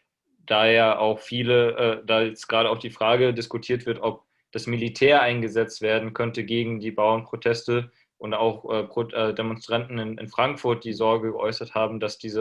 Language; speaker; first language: German; native; German